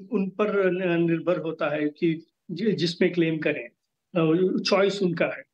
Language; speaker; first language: Hindi; non-native, local second language; Telugu